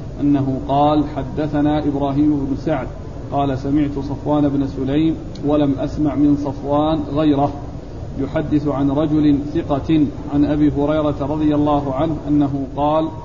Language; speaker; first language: Arabic; native; Arabic